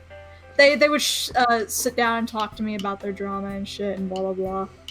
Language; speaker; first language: English; native; English